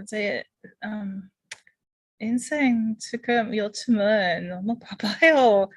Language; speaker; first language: Korean; non-native, learner; English